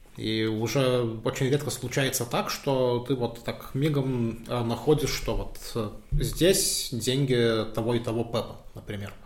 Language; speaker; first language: Russian; non-native, fluent; Lithuanian